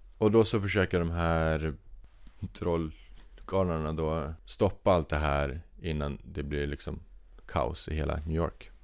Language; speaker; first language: Swedish; native; Swedish